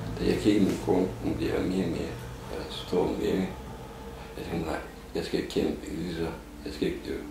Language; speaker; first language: Danish; non-native, learner; Turkish